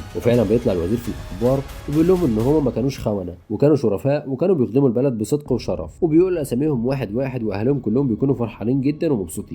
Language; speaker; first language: Arabic; native; Arabic